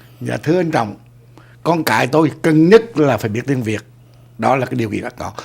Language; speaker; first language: Vietnamese; native; Vietnamese